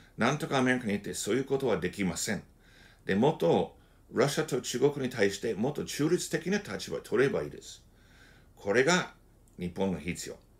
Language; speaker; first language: Japanese; non-native, fluent; English